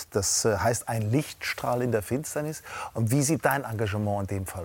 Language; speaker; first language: German; native; German